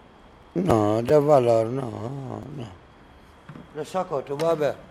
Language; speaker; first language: Spanish; non-native, learner; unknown